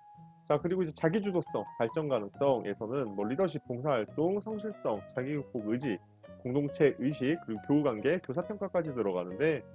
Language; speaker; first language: Korean; native; Korean